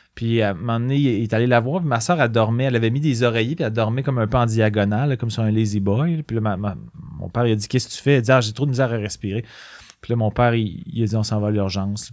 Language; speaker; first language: French; native; French